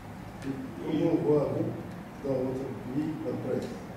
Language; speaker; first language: French; non-native, learner; Arabic